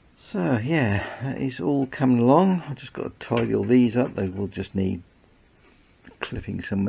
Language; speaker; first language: English; native; English